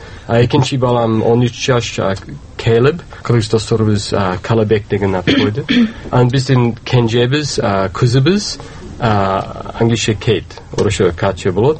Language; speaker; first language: Kyrgyz; non-native, fluent; English